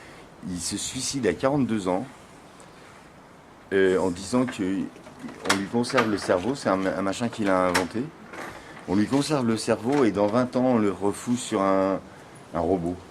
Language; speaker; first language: French; native; French